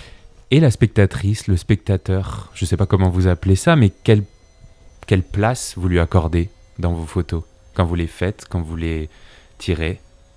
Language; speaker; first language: French; native; French